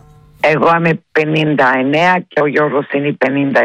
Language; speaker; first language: Greek; early bilingual, heritage; Greek